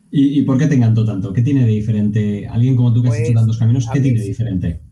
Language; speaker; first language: Spanish; native; Spanish